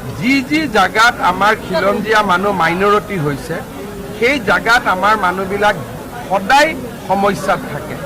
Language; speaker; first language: Assamese; native; Assamese